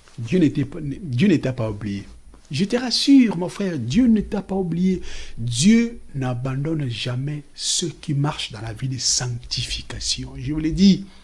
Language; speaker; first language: French; non-native, local second language; Lingala